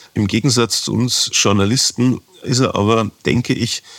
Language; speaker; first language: German; native; German